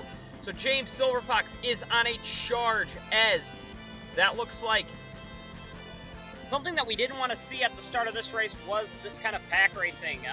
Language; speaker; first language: English; native; English